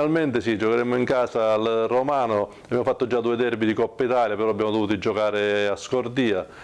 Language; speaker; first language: Italian; native; Italian